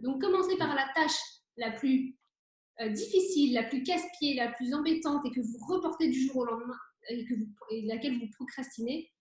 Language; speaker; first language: French; native; French